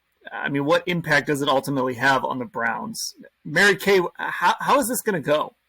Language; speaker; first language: English; native; English